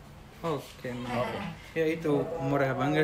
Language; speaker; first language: Indonesian; non-native, learner; Arabic